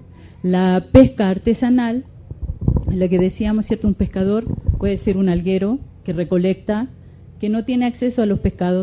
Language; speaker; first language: Spanish; native; Spanish